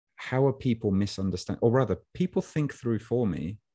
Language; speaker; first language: English; native; English